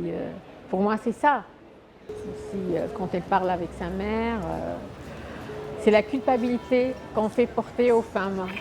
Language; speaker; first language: French; non-native, fluent; Arabic